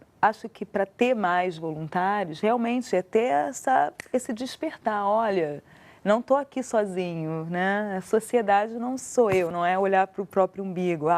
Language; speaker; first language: Portuguese; native; Portuguese